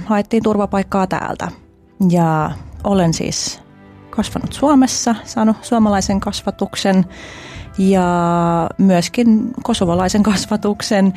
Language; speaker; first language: Finnish; early bilingual, other home language; Albanian